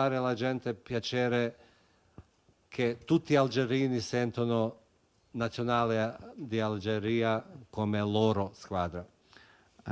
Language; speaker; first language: Italian; non-native, fluent; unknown